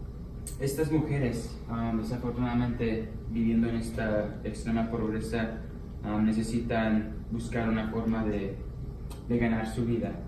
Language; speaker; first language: Spanish; early bilingual, heritage; Spanish